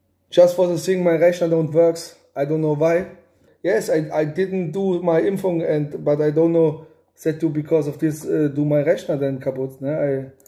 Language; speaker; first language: English; non-native, learner; German